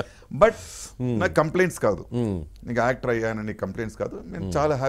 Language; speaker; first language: Telugu; non-native, learner; Tamil